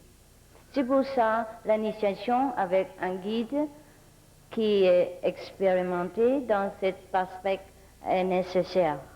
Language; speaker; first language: French; non-native, fluent; Vietnamese